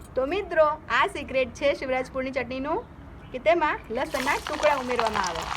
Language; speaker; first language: Gujarati; native; Gujarati